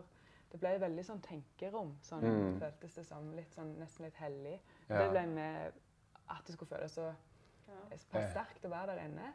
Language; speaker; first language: Norwegian; native; Norwegian